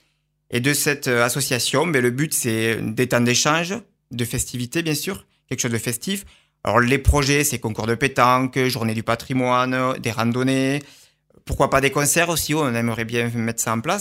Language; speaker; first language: French; native; French